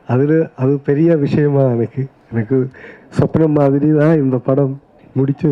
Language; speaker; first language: Tamil; non-native, learner; Malayalam